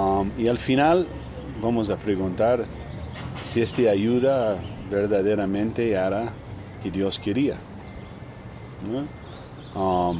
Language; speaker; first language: Spanish; non-native, fluent; Portuguese